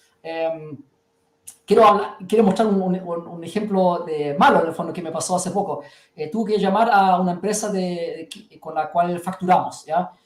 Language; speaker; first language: Spanish; early bilingual, heritage; German